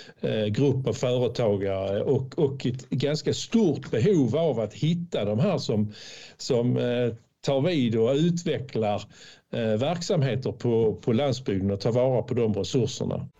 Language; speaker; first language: Swedish; native; Swedish